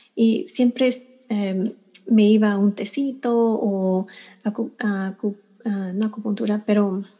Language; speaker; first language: Spanish; early bilingual, heritage; Spanish